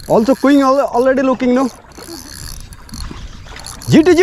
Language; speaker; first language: English; non-native, learner; Hindi